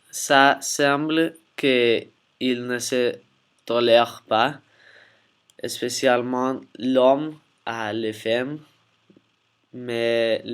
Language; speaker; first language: French; non-native, learner; Spanish